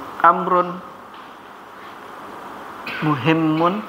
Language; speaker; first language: Arabic; non-native, fluent; Indonesian